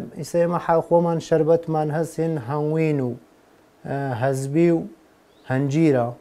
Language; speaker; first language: Central Kurdish; non-native, local second language; Gurani